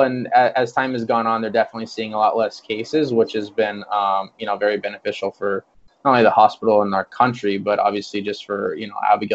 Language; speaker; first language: English; native; English